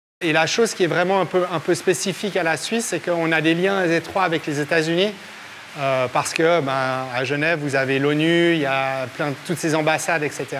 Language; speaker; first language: French; native; French